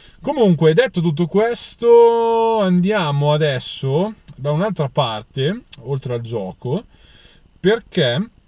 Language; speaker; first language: Italian; native; Italian